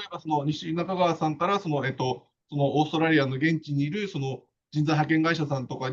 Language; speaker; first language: Japanese; native; Japanese